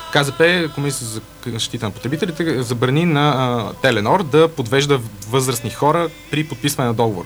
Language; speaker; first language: Bulgarian; native; Bulgarian